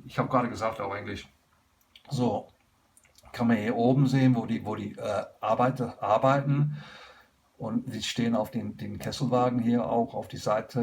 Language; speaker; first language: German; non-native, learner; English